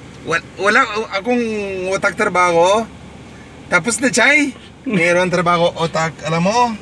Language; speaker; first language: Filipino; non-native, learner; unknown